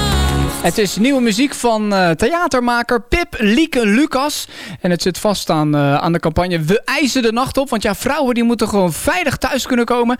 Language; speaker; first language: Dutch; native; Dutch